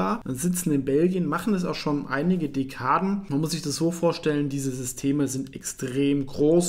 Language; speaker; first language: German; native; German